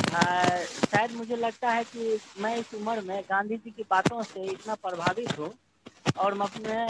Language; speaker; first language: Hindi; native; Hindi